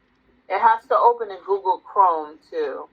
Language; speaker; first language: English; native; English